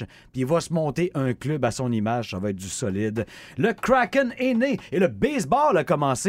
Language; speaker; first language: French; native; French